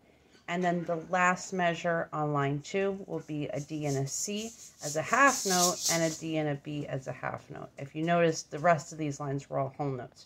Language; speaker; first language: English; native; English